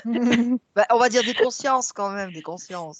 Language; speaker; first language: French; native; French